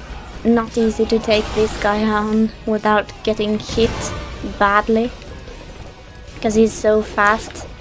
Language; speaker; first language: English; non-native, fluent; Norwegian